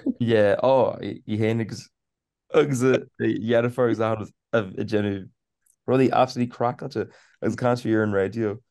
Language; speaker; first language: Irish; native; Irish